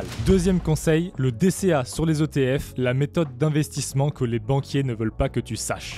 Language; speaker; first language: French; native; French